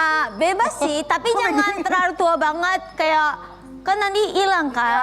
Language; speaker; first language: Indonesian; non-native, fluent; Japanese